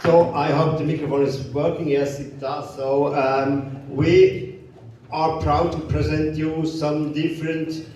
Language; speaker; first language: English; non-native, fluent; German